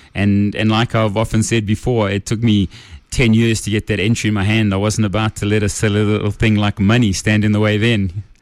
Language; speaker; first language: English; native; English